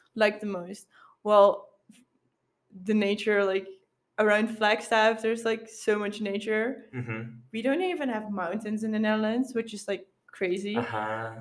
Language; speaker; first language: English; non-native, fluent; Dutch